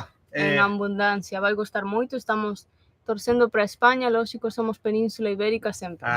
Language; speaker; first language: Portuguese; non-native, learner; Galician